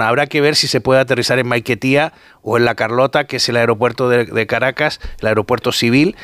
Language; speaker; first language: Spanish; native; Spanish